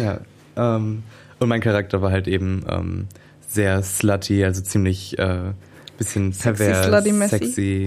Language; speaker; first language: German; native; German